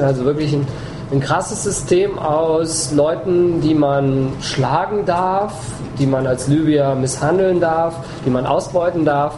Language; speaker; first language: German; native; German